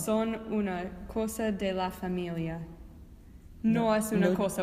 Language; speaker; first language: Spanish; non-native, learner; English